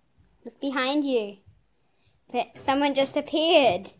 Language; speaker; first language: English; native; English